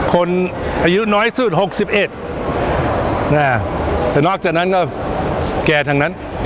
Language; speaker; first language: Thai; non-native, fluent; English